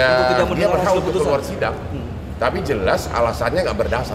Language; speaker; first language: Indonesian; native; Indonesian